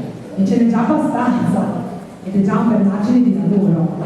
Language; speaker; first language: Italian; native; Italian